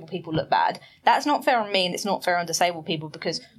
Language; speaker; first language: English; native; English